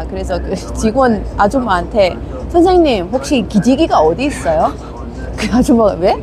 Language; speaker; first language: Korean; non-native, fluent; English